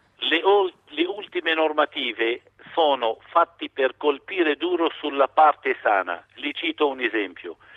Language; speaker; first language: Italian; non-native, fluent; Arabic